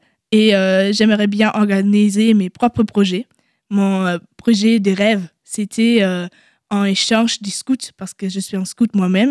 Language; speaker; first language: French; non-native, learner; German